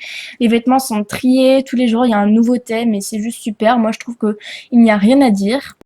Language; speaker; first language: French; native; French